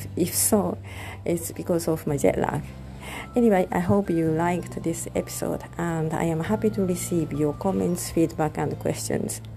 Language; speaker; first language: English; non-native, fluent; Japanese